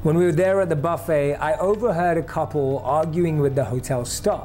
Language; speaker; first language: English; native; English